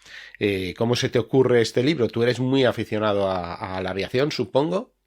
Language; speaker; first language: Spanish; native; Spanish